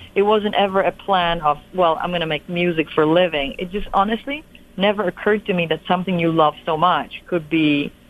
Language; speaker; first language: English; non-native, fluent; Polish